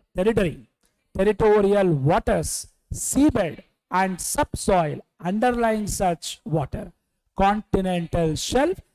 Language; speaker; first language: English; non-native, local second language; Telugu